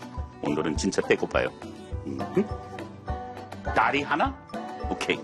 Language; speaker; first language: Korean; non-native, fluent; English